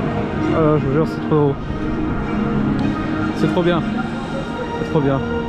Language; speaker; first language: French; native; French